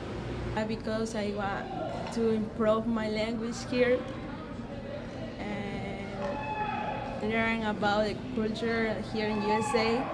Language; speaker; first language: English; non-native, learner; Spanish